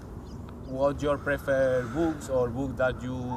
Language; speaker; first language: English; non-native, learner; Spanish